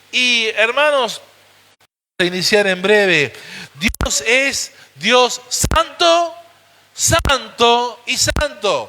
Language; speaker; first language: Spanish; native; Spanish